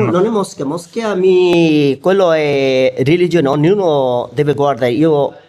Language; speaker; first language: Italian; non-native, learner; Bangla